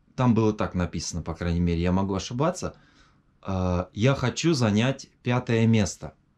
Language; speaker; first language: Russian; native; Russian